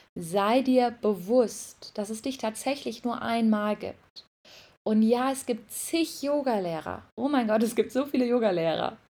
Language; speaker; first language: German; native; German